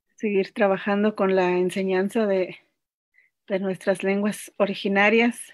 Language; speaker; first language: Spanish; non-native, local second language; Nahuatl languages